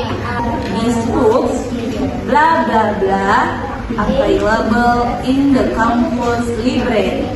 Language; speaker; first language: English; non-native, learner; Indonesian